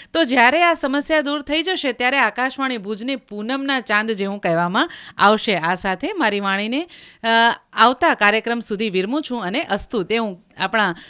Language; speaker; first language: Gujarati; native; Gujarati